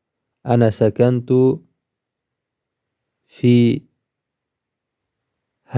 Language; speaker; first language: Arabic; non-native, fluent; Uzbek